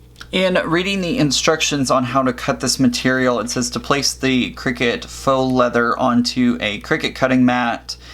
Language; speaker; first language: English; native; English